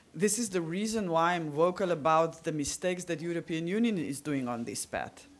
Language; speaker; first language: English; non-native, fluent; Slovenian